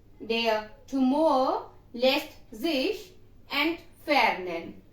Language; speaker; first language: German; non-native, fluent; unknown